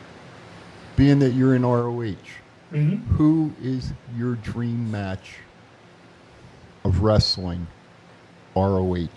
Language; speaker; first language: English; native; English